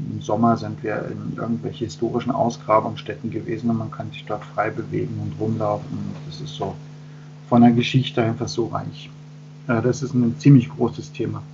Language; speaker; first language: German; native; German